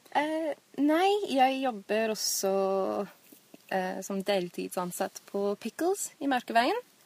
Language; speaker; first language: Norwegian; non-native, fluent; English